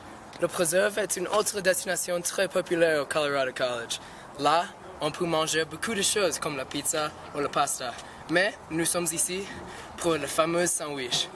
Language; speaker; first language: French; non-native, learner; English